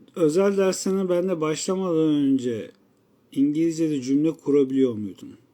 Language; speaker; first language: Turkish; native; Turkish